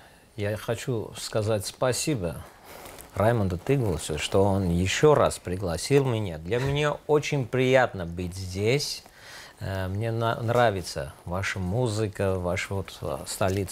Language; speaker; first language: Russian; non-native, local second language; Armenian